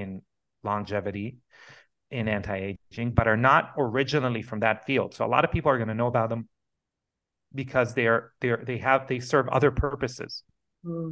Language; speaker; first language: English; non-native, fluent; Hebrew